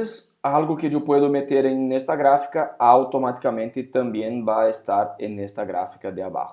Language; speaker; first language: Spanish; non-native, fluent; Portuguese